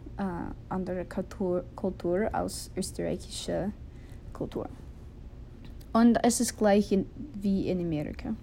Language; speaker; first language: German; non-native, learner; English